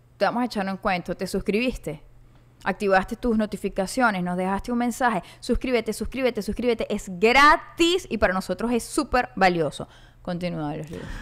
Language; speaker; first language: Spanish; native; Spanish